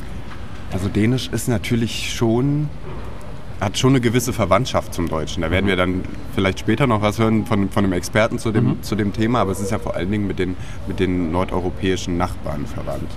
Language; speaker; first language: German; native; German